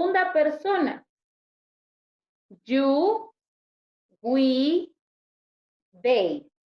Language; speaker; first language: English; non-native, learner; Spanish